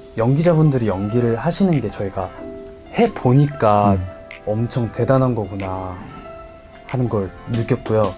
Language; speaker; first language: Korean; native; Korean